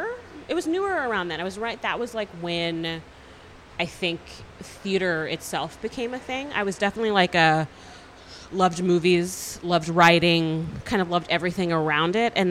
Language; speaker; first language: English; native; English